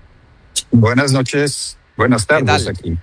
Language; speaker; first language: Spanish; non-native, fluent; Dutch